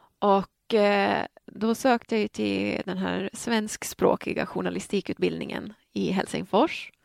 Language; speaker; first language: Swedish; native; Swedish